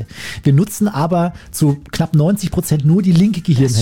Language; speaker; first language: German; native; German